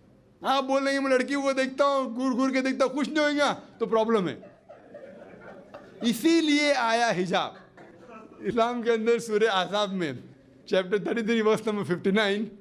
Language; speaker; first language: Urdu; non-native, fluent; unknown